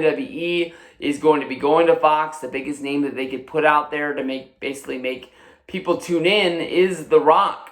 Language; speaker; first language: English; native; English